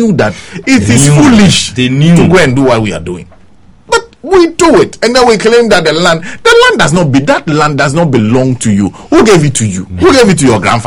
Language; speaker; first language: English; non-native, local second language; Ewe